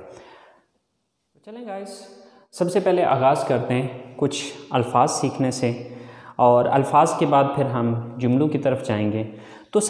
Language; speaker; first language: Urdu; native; Urdu